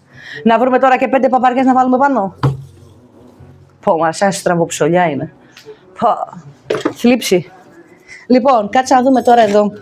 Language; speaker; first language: Greek; native; Greek